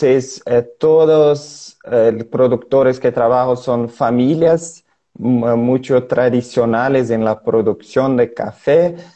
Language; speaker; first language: Spanish; non-native, learner; Portuguese